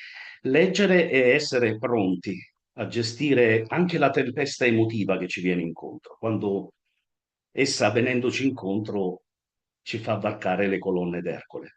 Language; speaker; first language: Italian; native; Italian